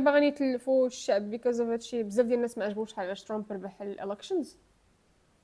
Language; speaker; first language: Arabic; native; Arabic